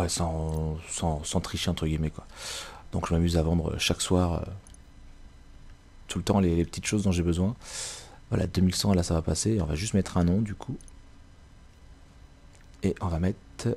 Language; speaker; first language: French; native; French